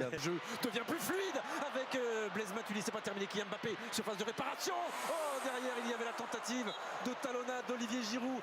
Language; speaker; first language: French; native; French